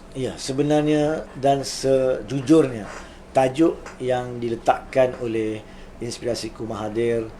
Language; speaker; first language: Malay; native; Malay